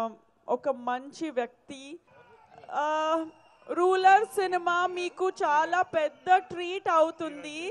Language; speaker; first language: Telugu; non-native, learner; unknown